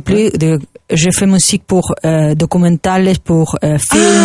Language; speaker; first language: French; non-native, learner; Spanish